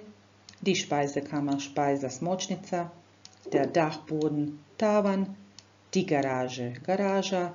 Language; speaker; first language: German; non-native, fluent; Croatian